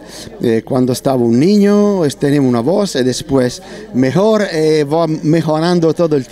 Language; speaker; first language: Spanish; non-native, learner; Italian